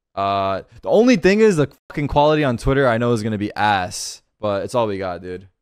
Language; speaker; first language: English; early bilingual, heritage; Turkish